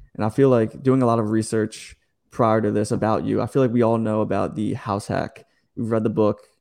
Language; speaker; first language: English; native; English